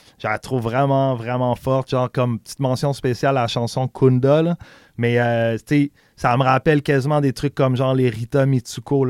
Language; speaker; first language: French; native; French